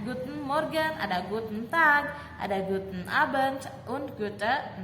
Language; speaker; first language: German; non-native, fluent; Indonesian